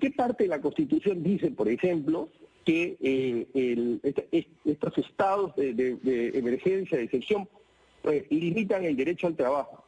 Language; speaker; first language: Spanish; native; Spanish